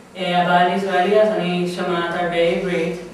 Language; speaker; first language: Hebrew; non-native, learner; Spanish